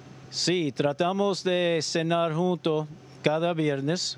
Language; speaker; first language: Spanish; early bilingual, other home language; English